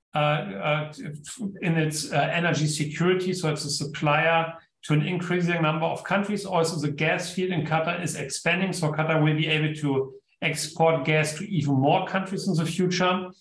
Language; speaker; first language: English; non-native, fluent; German